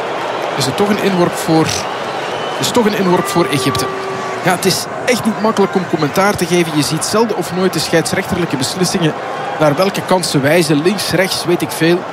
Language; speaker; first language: Dutch; native; Dutch